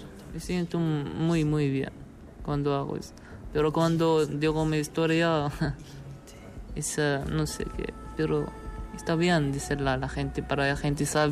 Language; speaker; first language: Spanish; non-native, learner; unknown